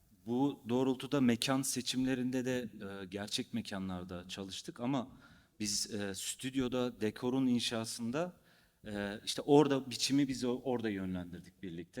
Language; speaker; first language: Turkish; native; Turkish